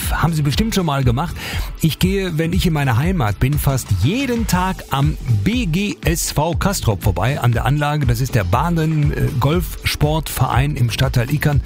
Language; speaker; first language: German; native; German